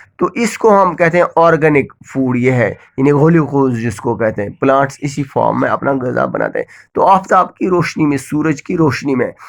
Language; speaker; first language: Urdu; non-native, local second language; Kashmiri